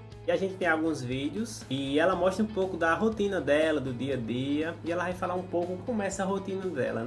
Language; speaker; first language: Portuguese; native; Portuguese